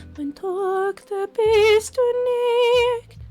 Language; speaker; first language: German; non-native, learner; English